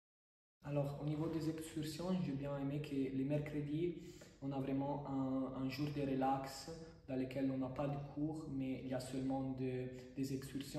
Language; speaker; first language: French; non-native, fluent; Italian